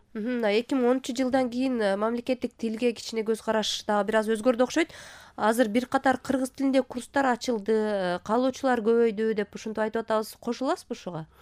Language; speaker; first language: Kyrgyz; native; Kyrgyz